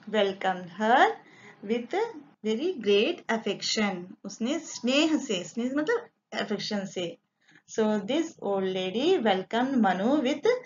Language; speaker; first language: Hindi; non-native, local second language; Telugu